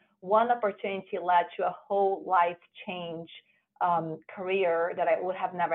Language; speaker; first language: English; non-native, fluent; Portuguese